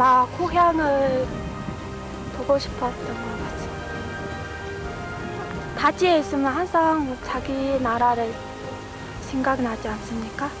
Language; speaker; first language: Korean; non-native, fluent; Mongolian